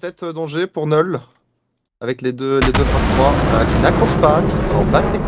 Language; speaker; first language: French; native; French